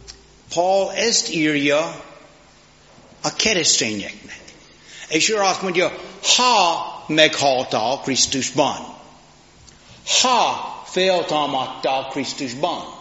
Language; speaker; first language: Hungarian; non-native, fluent; English